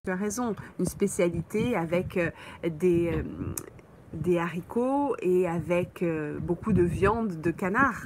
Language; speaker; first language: French; native; French